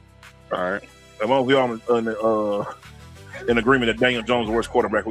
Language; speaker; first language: English; native; English